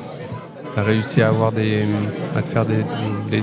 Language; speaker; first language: French; native; French